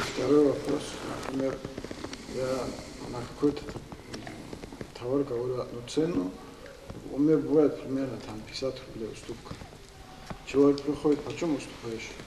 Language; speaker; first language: Russian; non-native, local second language; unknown